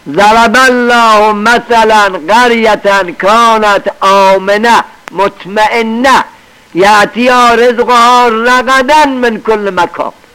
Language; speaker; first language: Persian; native; Persian